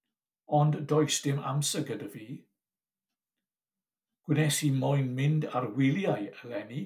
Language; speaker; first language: Welsh; non-native, learner; English